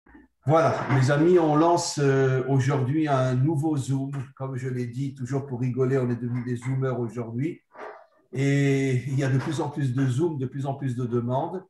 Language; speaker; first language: French; native; French